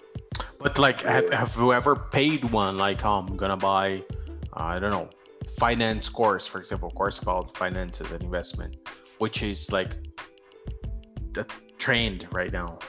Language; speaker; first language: English; non-native, fluent; Portuguese